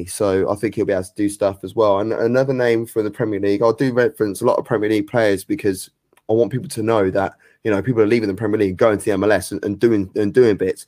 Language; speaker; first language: English; native; English